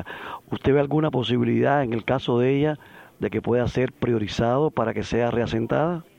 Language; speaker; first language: Spanish; native; Spanish